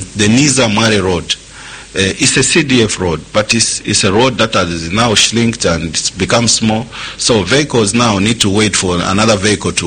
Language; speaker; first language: English; non-native, local second language; Nyanja